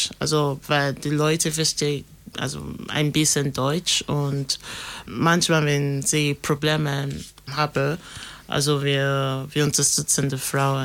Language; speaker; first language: German; non-native, learner; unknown